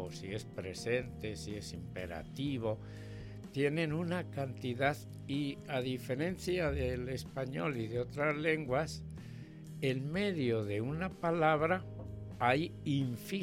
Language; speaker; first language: Spanish; native; Spanish